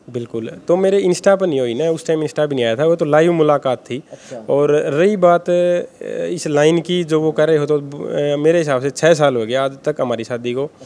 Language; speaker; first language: Hindi; native; Hindi